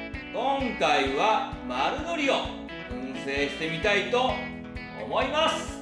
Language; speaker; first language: Japanese; native; Japanese